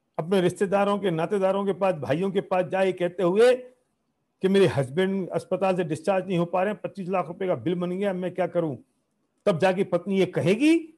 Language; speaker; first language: Hindi; native; Hindi